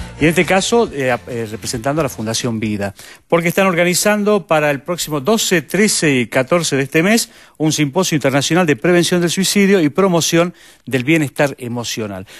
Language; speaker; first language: Spanish; native; Spanish